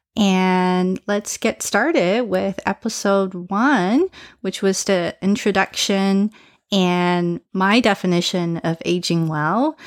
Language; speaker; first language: English; early bilingual, other home language; Chinese